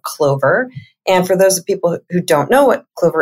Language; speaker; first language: English; native; English